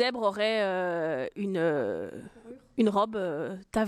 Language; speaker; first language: French; native; French